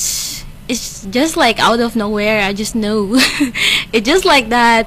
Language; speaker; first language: English; non-native, learner; Indonesian